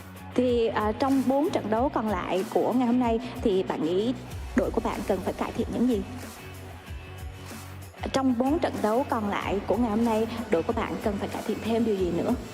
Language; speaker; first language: Vietnamese; native; Vietnamese